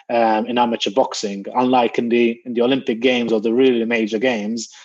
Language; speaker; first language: English; non-native, fluent; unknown